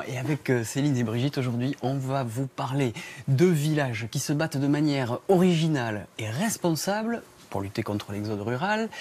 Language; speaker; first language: French; native; French